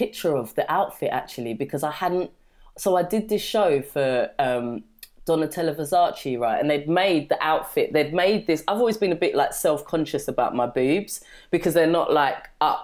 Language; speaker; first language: English; native; English